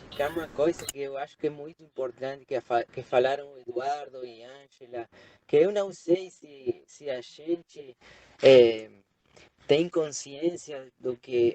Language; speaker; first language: Portuguese; non-native, fluent; Spanish